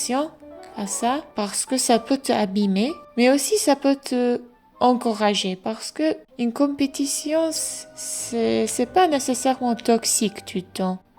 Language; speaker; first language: French; non-native, fluent; English